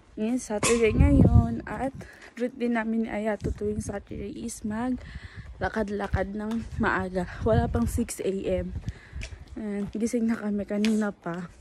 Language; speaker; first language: Filipino; native; Filipino